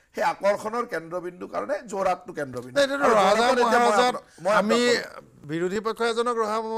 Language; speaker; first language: Assamese; native; Assamese